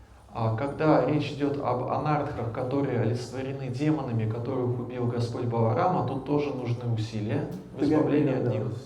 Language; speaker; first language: Russian; native; Russian